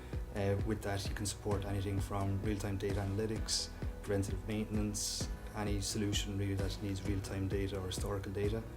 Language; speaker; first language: English; native; English